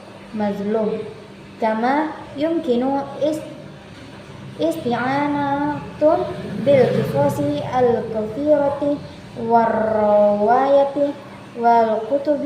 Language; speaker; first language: Arabic; non-native, learner; Indonesian